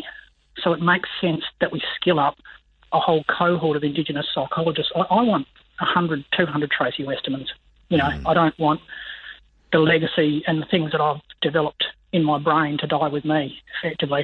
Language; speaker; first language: English; native; English